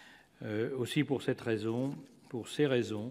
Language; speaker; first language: French; native; French